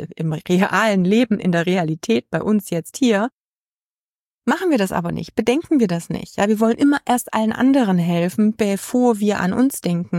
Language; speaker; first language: German; native; German